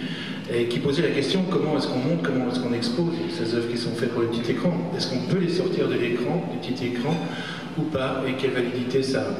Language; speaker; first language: French; native; French